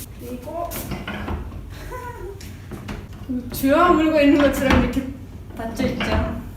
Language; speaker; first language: Korean; non-native, fluent; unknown